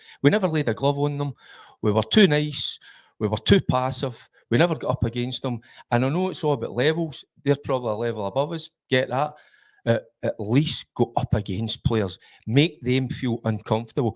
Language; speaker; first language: English; native; English